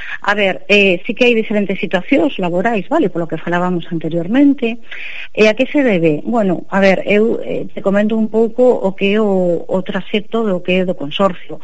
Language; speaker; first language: Galician; non-native, local second language; Spanish